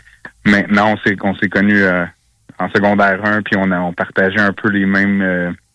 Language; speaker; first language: French; native; French